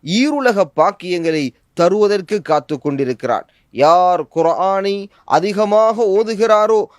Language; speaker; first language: Tamil; native; Tamil